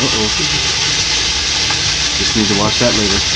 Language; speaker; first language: English; native; English